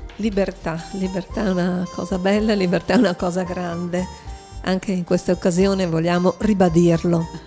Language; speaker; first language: Italian; native; Italian